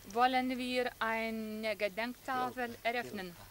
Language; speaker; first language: German; non-native, fluent; Lithuanian